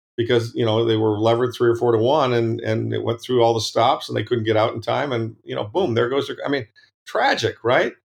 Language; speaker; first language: English; native; English